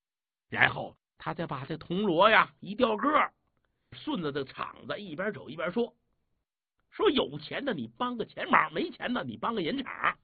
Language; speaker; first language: Chinese; native; Chinese